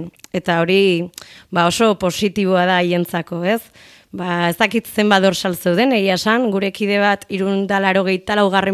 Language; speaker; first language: Basque; native; Basque